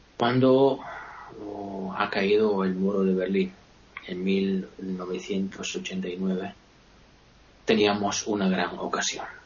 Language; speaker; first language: Spanish; non-native, fluent; Italian